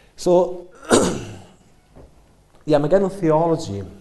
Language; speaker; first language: English; non-native, fluent; Italian